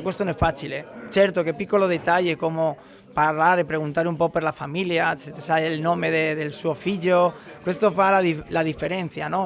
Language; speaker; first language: Italian; non-native, learner; Spanish